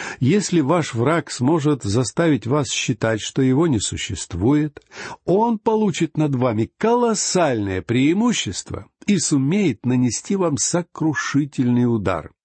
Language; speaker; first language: Russian; native; Russian